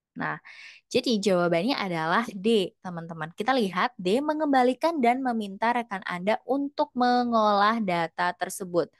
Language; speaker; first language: Indonesian; native; Indonesian